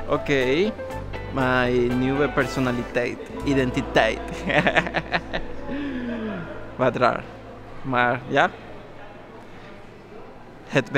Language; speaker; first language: Dutch; non-native, learner; Spanish